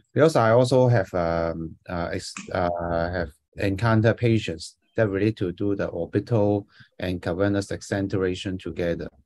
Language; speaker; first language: English; non-native, fluent; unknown